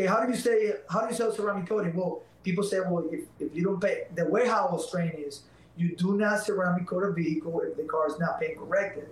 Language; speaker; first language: English; non-native, fluent; Spanish